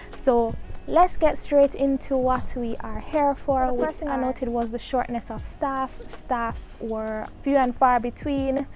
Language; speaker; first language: English; native; English